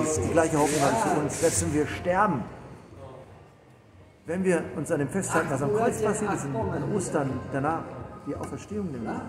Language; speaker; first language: German; native; German